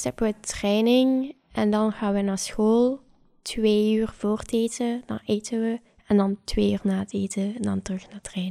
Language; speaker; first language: Dutch; native; Dutch